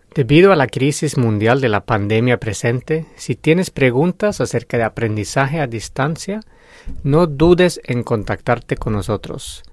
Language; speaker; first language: Spanish; non-native, fluent; Finnish